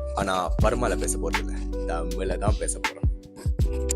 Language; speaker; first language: Tamil; early bilingual, heritage; Tamil